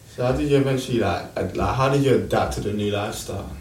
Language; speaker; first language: English; early bilingual, other home language; Krio